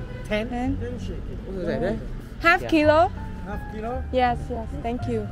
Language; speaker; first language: English; non-native, fluent; Vietnamese